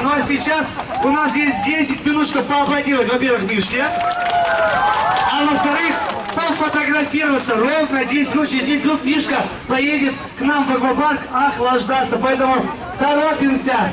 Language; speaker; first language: Russian; native; Russian